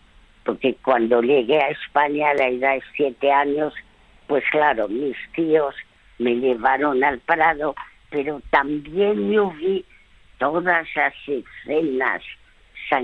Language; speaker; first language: Spanish; early bilingual, other home language; French